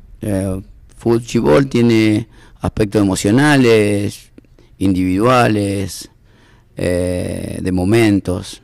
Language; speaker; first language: Spanish; native; Spanish